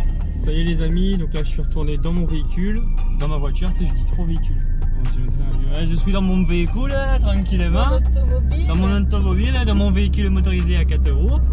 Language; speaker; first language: French; native; French